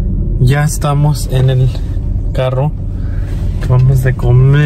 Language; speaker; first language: Spanish; early bilingual, heritage; Spanish